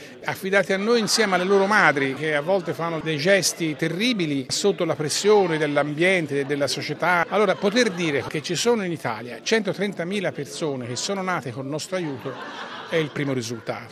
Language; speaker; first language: Italian; native; Italian